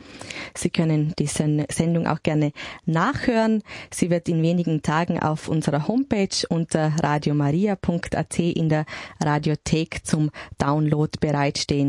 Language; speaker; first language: German; native; German